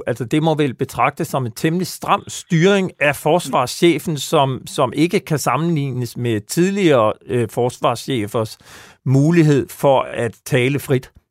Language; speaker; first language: Danish; native; Danish